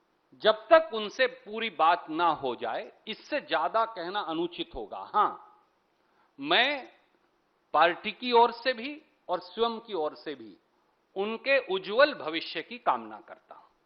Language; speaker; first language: Hindi; native; Hindi